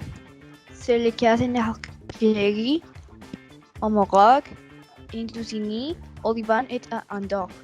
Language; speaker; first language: French; non-native, learner; Spanish